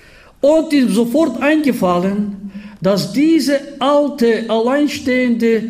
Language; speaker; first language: German; non-native, fluent; Bulgarian